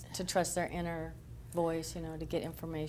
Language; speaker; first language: English; native; English